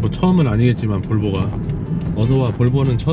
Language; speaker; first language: Korean; native; Korean